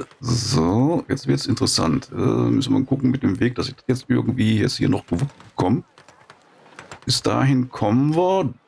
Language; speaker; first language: German; native; German